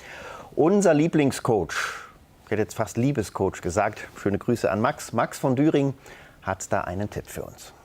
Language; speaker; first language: German; native; German